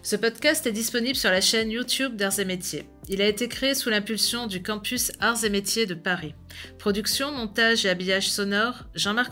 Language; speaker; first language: French; native; French